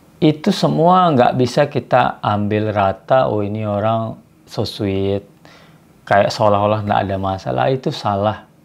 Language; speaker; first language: Indonesian; native; Indonesian